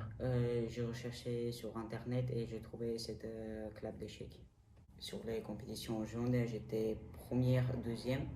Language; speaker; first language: French; non-native, learner; Armenian